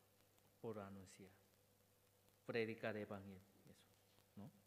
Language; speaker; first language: Spanish; non-native, learner; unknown